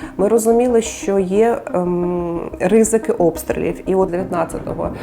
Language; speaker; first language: Ukrainian; native; Ukrainian